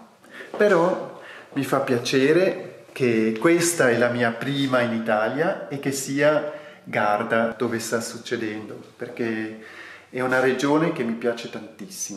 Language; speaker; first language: Italian; non-native, fluent; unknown